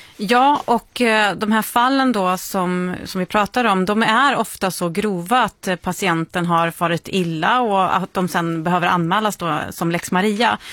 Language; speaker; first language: Swedish; native; Swedish